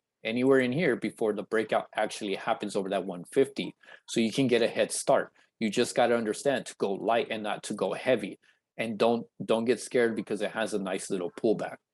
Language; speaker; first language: English; native; English